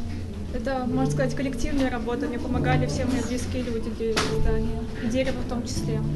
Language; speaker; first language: Russian; native; Russian